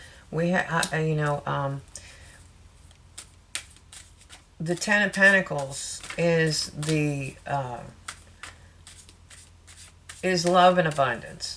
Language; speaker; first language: English; native; English